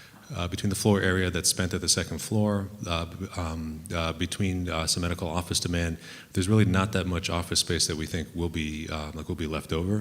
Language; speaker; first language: English; native; English